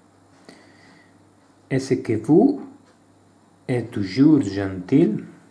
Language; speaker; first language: French; non-native, learner; Italian